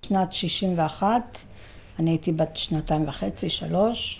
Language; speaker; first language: Hebrew; early bilingual, other home language; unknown